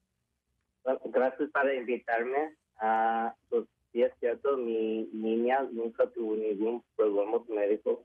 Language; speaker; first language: Spanish; early bilingual, heritage; English